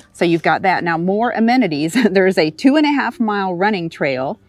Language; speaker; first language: English; native; English